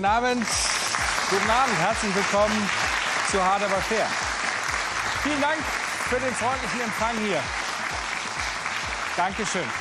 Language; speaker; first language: German; native; German